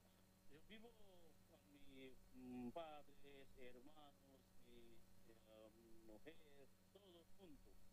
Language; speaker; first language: Spanish; non-native, fluent; Bangla